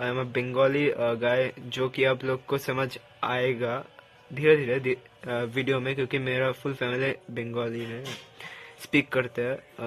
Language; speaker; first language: Hindi; non-native, local second language; Bangla